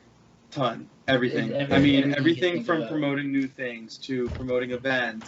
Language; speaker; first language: English; native; English